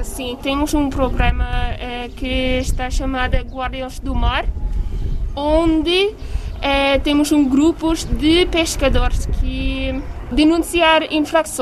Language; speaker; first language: Portuguese; non-native, learner; English